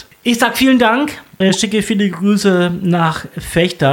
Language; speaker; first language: German; native; German